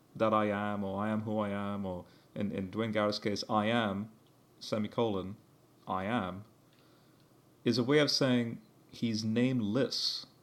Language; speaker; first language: English; early bilingual, heritage; English